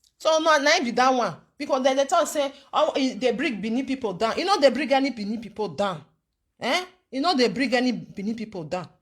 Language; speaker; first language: Nigerian Pidgin; non-native, local second language; Bini